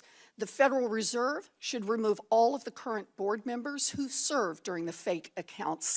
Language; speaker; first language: English; native; English